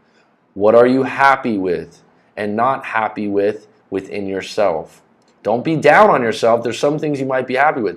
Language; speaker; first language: English; native; English